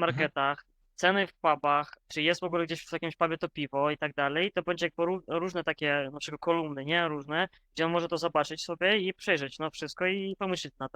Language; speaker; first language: Polish; non-native, fluent; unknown